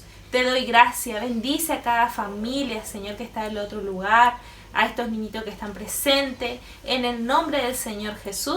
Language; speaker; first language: Spanish; native; Spanish